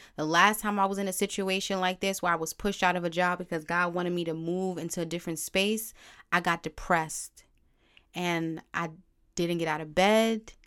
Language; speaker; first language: English; native; English